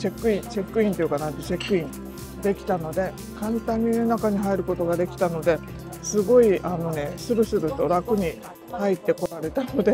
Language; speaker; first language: Japanese; native; Japanese